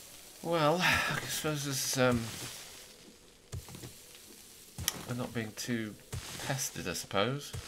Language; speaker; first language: English; native; English